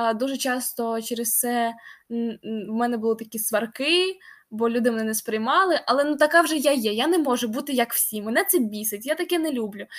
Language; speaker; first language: Ukrainian; non-native, local second language; Russian